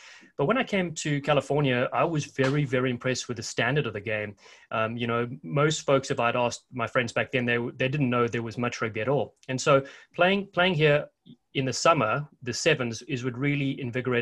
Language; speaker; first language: English; native; English